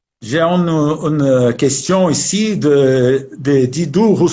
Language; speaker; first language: French; non-native, learner; Portuguese